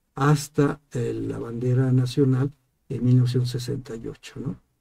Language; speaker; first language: Spanish; native; Spanish